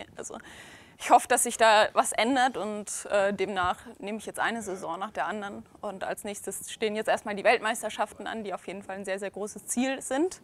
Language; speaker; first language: German; native; German